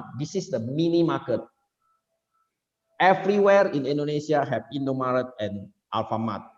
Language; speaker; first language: English; non-native, fluent; Indonesian